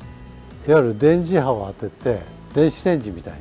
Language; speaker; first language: Japanese; native; Japanese